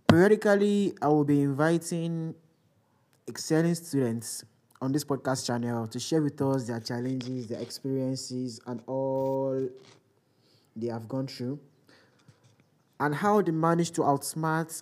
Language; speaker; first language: English; non-native, local second language; Yoruba